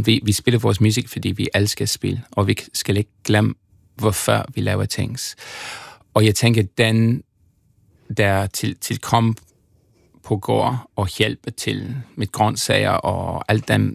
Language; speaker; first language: Danish; non-native, fluent; English